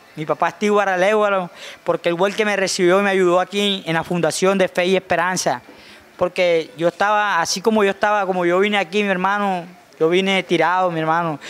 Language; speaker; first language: Spanish; native; Spanish